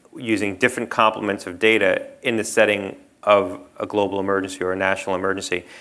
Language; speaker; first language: English; native; English